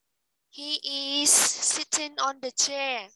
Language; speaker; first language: English; non-native, fluent; Vietnamese